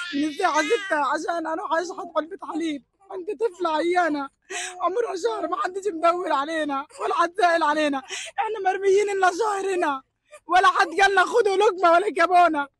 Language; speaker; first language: Arabic; native; Arabic